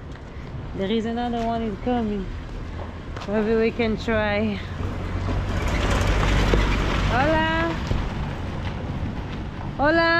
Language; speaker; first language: English; non-native, learner; Hebrew